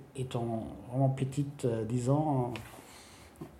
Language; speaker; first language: French; non-native, fluent; German